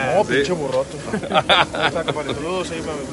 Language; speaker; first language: Spanish; native; Spanish